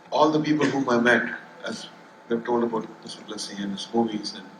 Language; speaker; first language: English; non-native, local second language; Tamil